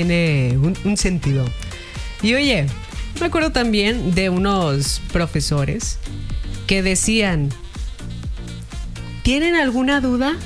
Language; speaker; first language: Spanish; native; Spanish